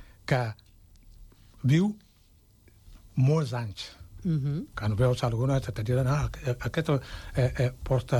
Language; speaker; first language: Catalan; non-native, fluent; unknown